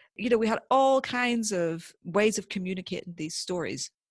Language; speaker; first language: English; native; English